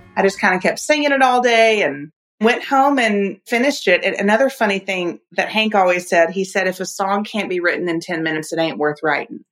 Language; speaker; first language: English; native; English